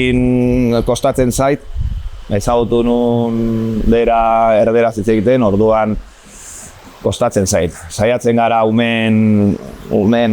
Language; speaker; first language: Basque; non-native, local second language; Spanish